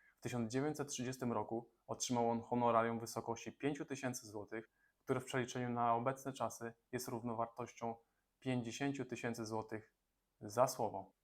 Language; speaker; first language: Polish; native; Polish